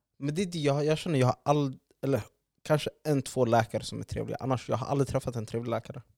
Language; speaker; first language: Swedish; early bilingual, other home language; Arabic